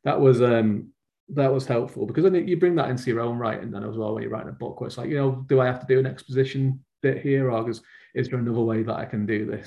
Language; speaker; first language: English; native; English